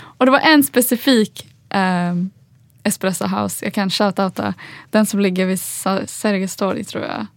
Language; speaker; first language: Swedish; early bilingual, other home language; Arabic